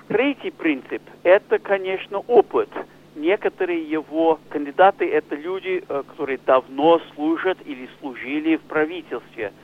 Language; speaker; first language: Russian; non-native, fluent; English